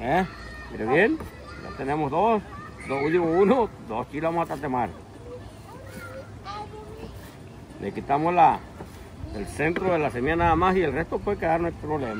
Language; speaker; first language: Spanish; native; Spanish